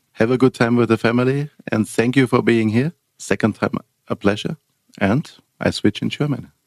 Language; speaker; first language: English; non-native, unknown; German